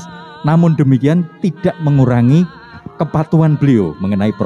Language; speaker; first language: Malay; non-native, local second language; Javanese